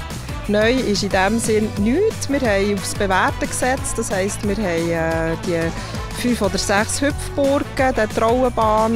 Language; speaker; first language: German; native; German